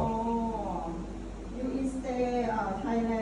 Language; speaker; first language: English; non-native, learner; Thai